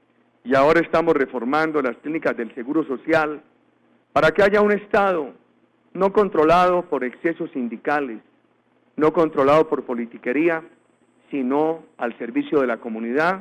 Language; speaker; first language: Spanish; native; Spanish